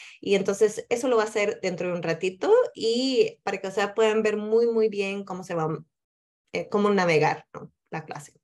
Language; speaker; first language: Spanish; early bilingual, heritage; Spanish